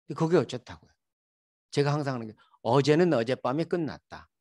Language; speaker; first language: Korean; native; Korean